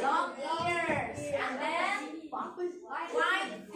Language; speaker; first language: English; non-native, learner; Indonesian